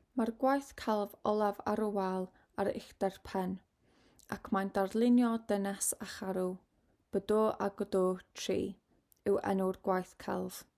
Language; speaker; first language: Welsh; non-native, local second language; English